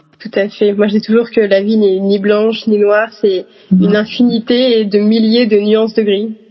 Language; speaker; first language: French; native; French